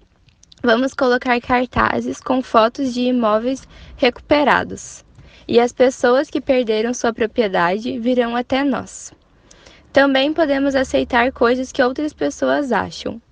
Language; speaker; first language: Portuguese; non-native, learner; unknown